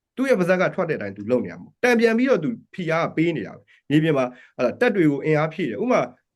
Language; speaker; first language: Burmese; native; Burmese